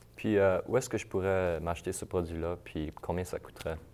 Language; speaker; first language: French; native; French